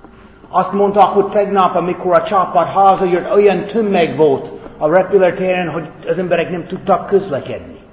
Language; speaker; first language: Hungarian; non-native, fluent; English